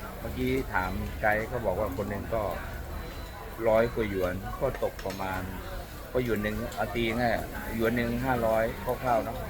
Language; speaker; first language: Thai; native; Thai